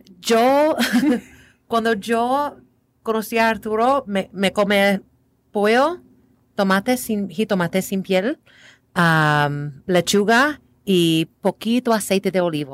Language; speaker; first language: Spanish; non-native, learner; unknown